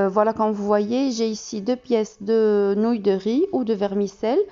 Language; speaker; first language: French; non-native, local second language; Arabic